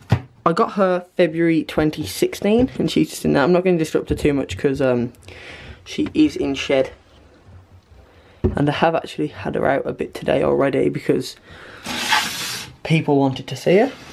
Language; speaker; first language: English; native; English